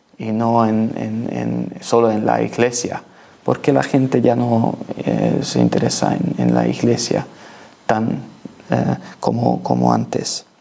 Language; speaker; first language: Spanish; non-native, learner; Hungarian